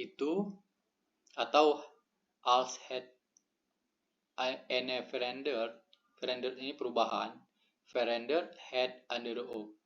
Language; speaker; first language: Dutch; non-native, learner; Indonesian